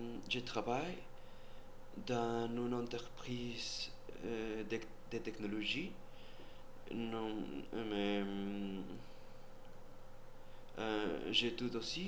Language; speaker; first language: French; non-native, learner; Spanish